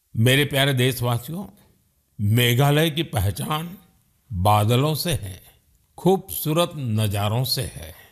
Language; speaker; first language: Hindi; non-native, local second language; Gujarati